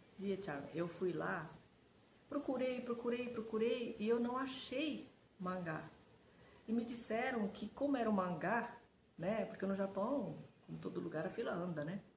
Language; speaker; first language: Portuguese; early bilingual, other home language; Japanese